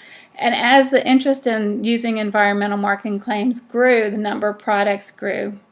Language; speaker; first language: English; native; English